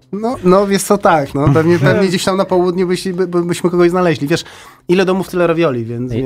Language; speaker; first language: Polish; native; Polish